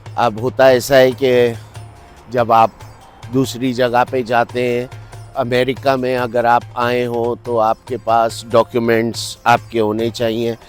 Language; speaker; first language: Urdu; native; Urdu